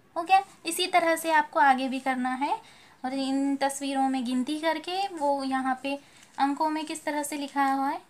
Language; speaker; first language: Hindi; native; Hindi